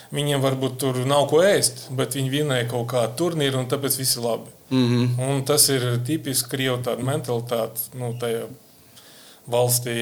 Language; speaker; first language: Latvian; non-native, local second language; Russian